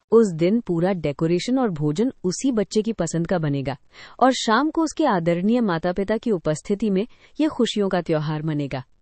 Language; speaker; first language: Hindi; native; Hindi